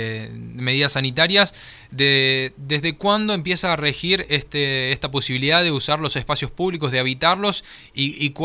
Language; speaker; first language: Spanish; native; Spanish